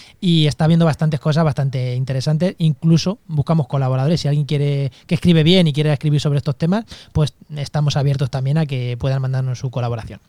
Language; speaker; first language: Spanish; native; Spanish